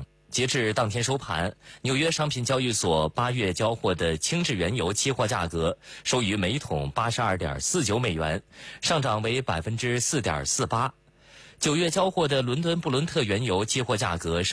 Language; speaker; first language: Chinese; native; Chinese